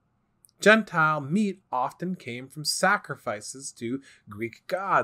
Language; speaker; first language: English; native; English